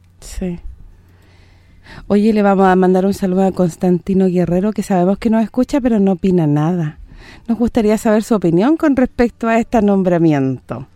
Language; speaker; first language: Spanish; native; Spanish